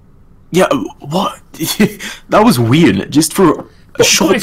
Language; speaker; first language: English; native; English